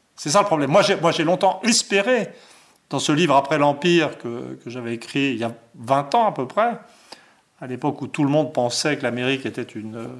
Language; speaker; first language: French; native; French